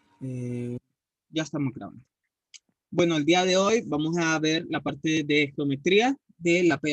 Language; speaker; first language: Spanish; native; Spanish